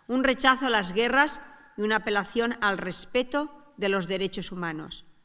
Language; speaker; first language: Spanish; non-native, local second language; Catalan